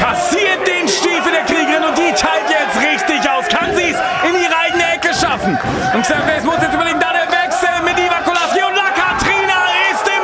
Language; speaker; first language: German; native; German